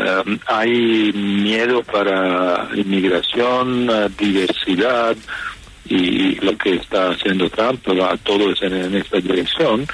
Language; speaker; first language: Spanish; non-native, fluent; Italian